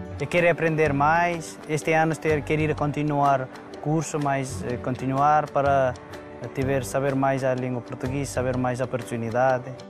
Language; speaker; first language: Portuguese; non-native, learner; Nepali